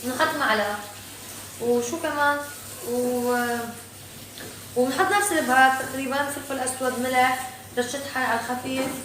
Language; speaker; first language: Arabic; native; Arabic